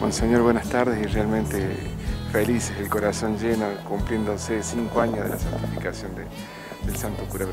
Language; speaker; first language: Spanish; native; Spanish